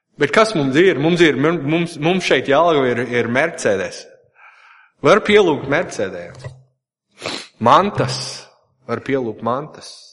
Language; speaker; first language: Latvian; non-native, fluent; English